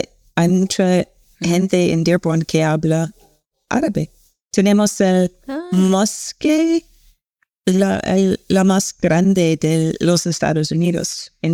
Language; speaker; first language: Spanish; non-native, learner; English